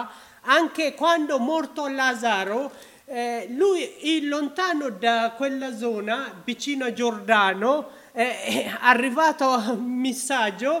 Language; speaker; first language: Italian; non-native, learner; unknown